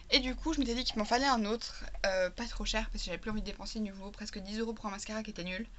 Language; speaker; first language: French; native; French